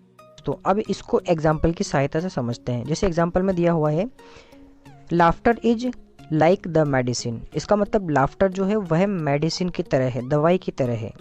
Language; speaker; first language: Hindi; native; Hindi